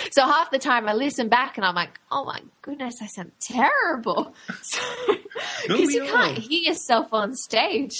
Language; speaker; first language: English; native; English